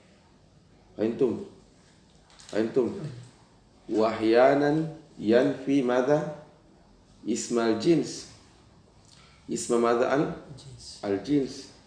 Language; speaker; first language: Arabic; non-native, fluent; Indonesian